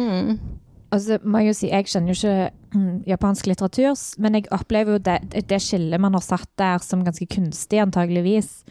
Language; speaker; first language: Norwegian; native; Norwegian